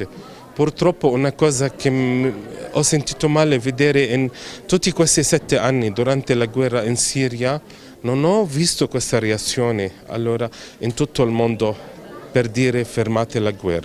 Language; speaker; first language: Italian; non-native, fluent; Arabic